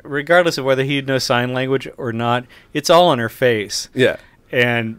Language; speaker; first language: English; native; English